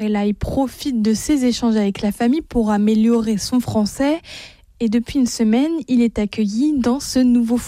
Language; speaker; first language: French; native; French